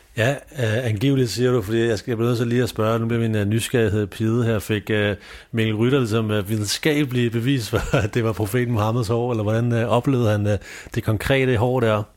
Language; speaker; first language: Danish; native; Danish